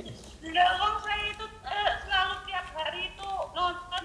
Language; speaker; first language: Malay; non-native, local second language; Javanese